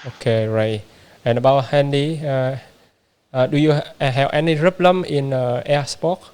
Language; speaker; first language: English; non-native, learner; Vietnamese